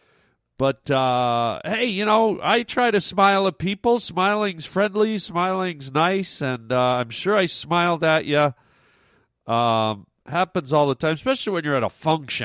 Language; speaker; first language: English; native; English